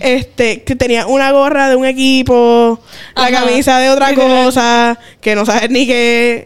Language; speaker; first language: Spanish; native; Spanish